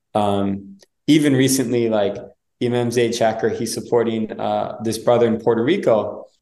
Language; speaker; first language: English; native; English